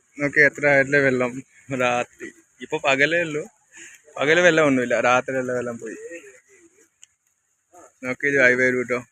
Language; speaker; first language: Malayalam; non-native, learner; Assamese